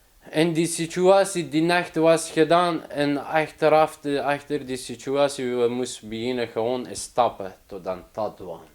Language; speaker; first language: Dutch; non-native, learner; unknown